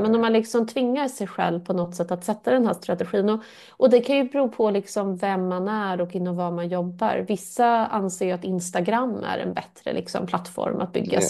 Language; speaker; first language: Swedish; native; Swedish